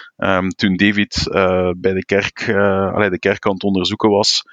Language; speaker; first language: Dutch; native; Dutch